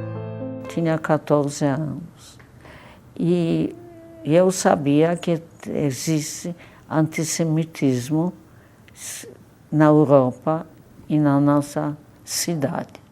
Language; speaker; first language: Portuguese; non-native, fluent; Polish